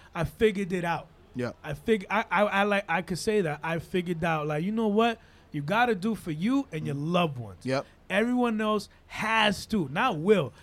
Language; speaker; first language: English; non-native, fluent; Spanish